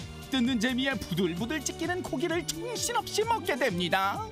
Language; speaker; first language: Korean; native; Korean